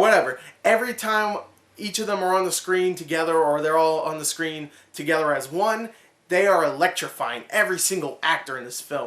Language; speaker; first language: English; native; English